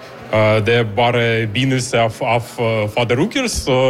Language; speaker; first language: Norwegian; non-native, fluent; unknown